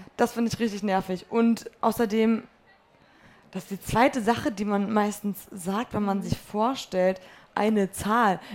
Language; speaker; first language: German; early bilingual, other home language; Polish